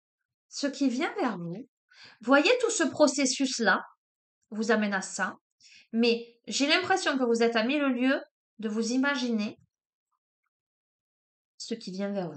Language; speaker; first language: French; native; French